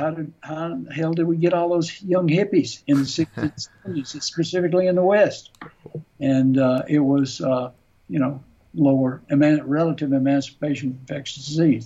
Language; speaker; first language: English; native; English